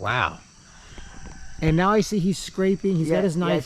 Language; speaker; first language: English; native; English